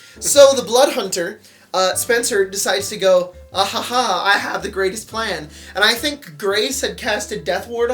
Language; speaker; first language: English; native; English